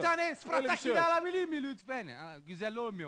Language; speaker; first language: Turkish; non-native, fluent; Italian